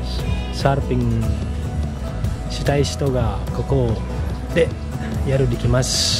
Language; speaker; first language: Japanese; non-native, learner; Indonesian